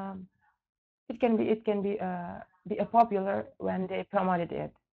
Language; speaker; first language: English; non-native, learner; Indonesian